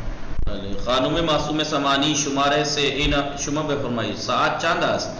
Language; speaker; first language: Persian; non-native, fluent; Urdu